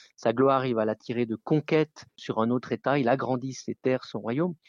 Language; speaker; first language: French; native; French